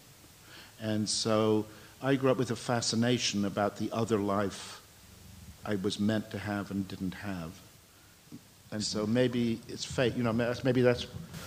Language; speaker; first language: English; native; English